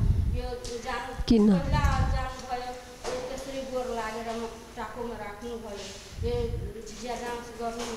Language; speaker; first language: Nepali; non-native, local second language; Maithili